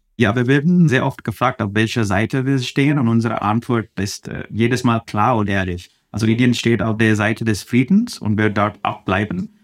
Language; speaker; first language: German; non-native, fluent; Telugu